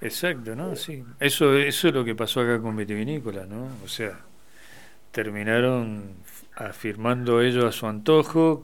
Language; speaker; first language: Spanish; native; Spanish